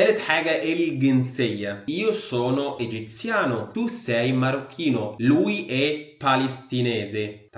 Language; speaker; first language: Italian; non-native, fluent; Arabic